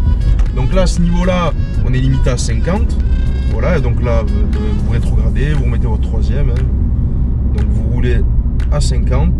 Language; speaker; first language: French; native; French